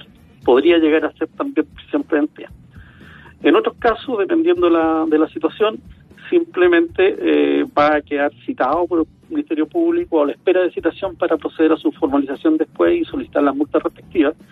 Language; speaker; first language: Spanish; native; Spanish